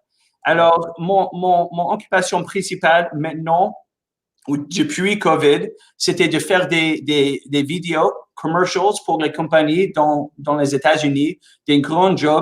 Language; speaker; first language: French; non-native, local second language; English